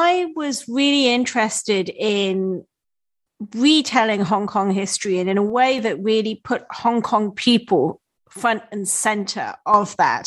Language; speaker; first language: English; native; English